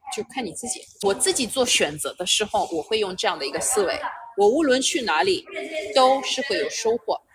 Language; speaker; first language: Chinese; non-native, fluent; Romanian